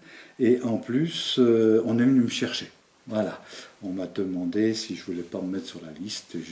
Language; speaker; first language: French; native; French